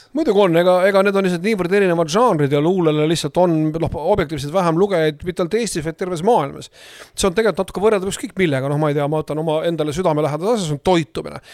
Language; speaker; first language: Estonian; native; Estonian